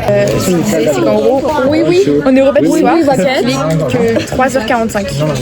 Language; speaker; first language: French; native; French